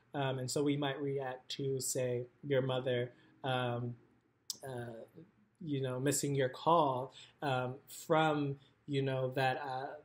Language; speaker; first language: English; native; English